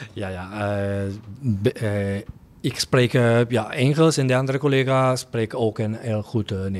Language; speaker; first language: Dutch; non-native, learner; Italian